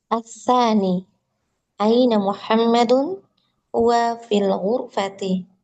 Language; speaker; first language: Arabic; non-native, learner; Indonesian